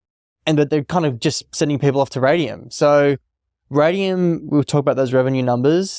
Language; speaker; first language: English; native; English